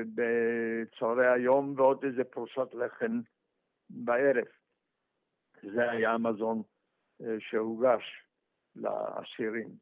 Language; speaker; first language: Hebrew; non-native, fluent; Yiddish